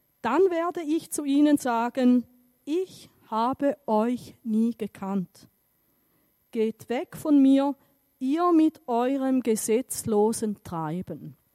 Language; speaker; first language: German; native; German